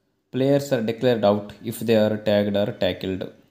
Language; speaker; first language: English; non-native, local second language; Telugu